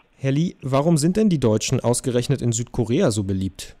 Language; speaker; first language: German; native; German